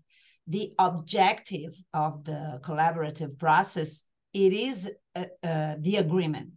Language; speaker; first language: English; non-native, fluent; Portuguese